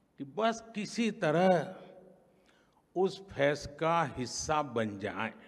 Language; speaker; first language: Hindi; non-native, local second language; Gujarati